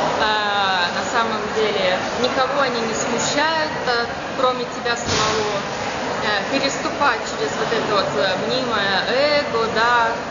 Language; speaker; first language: Russian; native; Russian